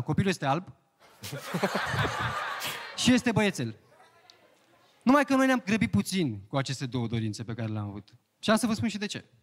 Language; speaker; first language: Romanian; native; Romanian